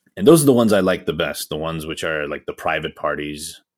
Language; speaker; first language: English; native; English